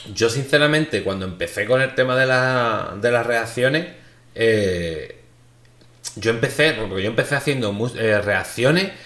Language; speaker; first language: Spanish; native; Spanish